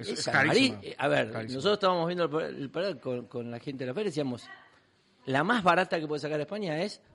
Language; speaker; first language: Spanish; native; Spanish